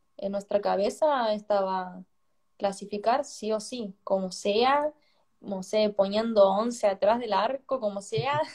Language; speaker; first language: Spanish; native; Spanish